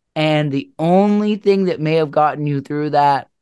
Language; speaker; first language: English; native; English